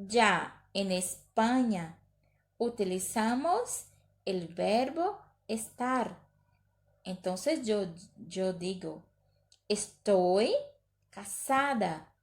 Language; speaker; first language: Spanish; non-native, learner; Portuguese